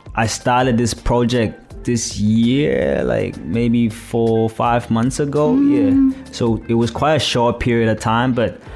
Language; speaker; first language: English; non-native, fluent; Thai